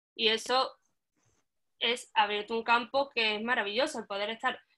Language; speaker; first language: Spanish; native; Spanish